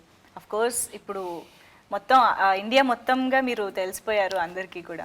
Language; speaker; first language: Telugu; native; Telugu